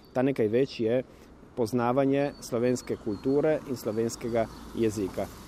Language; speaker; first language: Slovenian; native; Slovenian